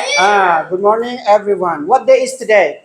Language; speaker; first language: English; non-native, learner; Thai